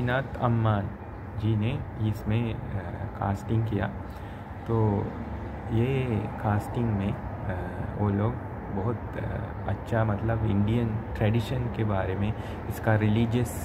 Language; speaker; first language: Hindi; non-native, learner; Sinhala